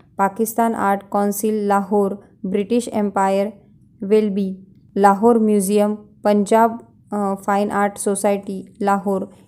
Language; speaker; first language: Hindi; non-native, local second language; Marathi